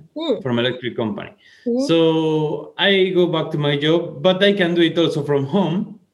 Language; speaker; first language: English; non-native, fluent; Spanish